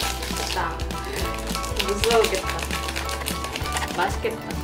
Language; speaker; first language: Korean; non-native, learner; Indonesian